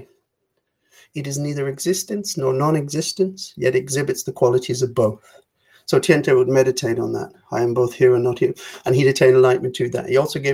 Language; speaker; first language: English; native; English